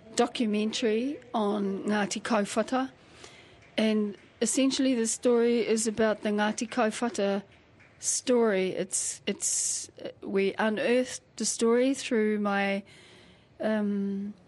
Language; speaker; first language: English; native; English